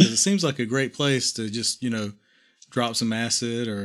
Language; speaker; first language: English; native; English